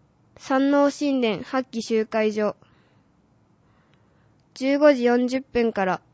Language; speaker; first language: Japanese; native; Japanese